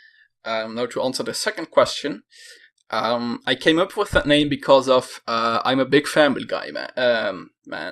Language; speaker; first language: English; non-native, fluent; Dutch